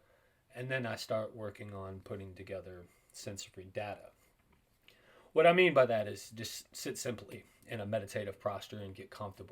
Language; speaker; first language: English; native; English